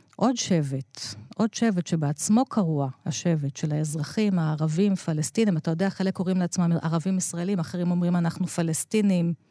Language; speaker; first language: Hebrew; native; Hebrew